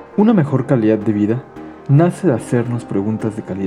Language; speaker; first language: Spanish; native; Spanish